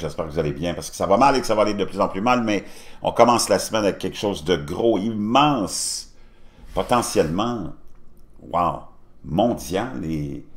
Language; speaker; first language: French; native; French